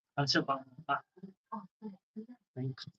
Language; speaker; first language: Japanese; native; Japanese